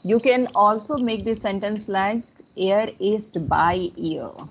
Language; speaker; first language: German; non-native, fluent; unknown